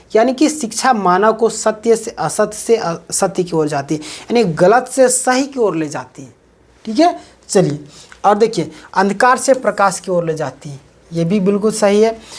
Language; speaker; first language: Hindi; native; Hindi